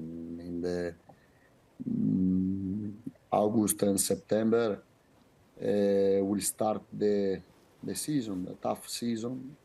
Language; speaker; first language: English; non-native, fluent; Italian